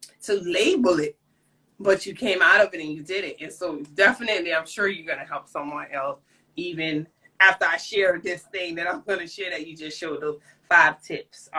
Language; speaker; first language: English; native; English